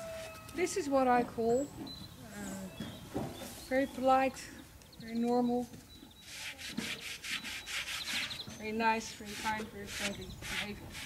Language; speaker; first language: English; non-native, fluent; Dutch